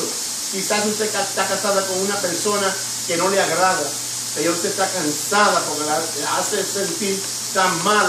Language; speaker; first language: Spanish; early bilingual, heritage; Spanish